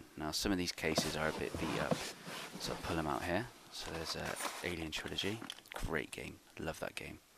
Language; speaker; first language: English; native; English